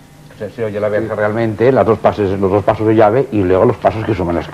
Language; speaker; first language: Spanish; native; Spanish